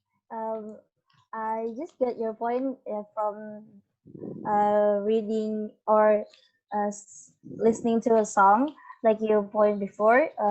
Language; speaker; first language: English; non-native, learner; Indonesian